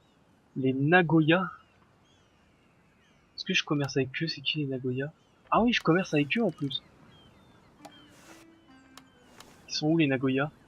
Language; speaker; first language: French; native; French